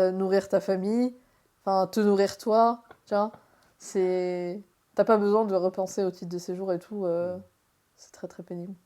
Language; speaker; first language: French; native; French